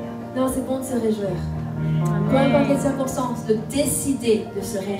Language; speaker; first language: French; native; French